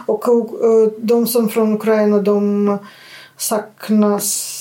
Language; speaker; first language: Swedish; non-native, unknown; Russian